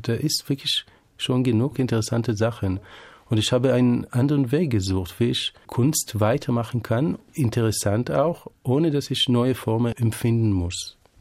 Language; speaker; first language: German; non-native, fluent; Hebrew